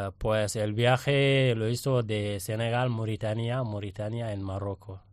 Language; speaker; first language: Spanish; non-native, fluent; Wolof